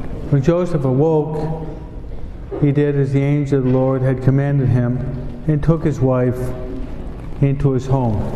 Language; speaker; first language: English; non-native, fluent; Spanish